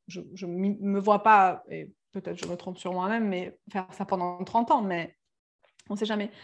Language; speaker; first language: French; non-native, fluent; Serbian